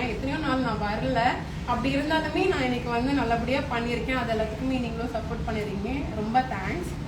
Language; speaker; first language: Tamil; native; Tamil